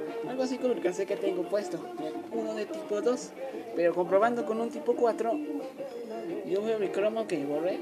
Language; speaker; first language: Spanish; native; Spanish